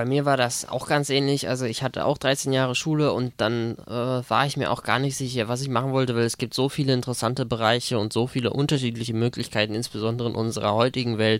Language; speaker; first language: German; native; German